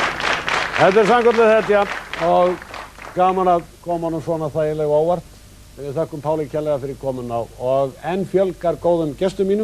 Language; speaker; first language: Icelandic; native; Icelandic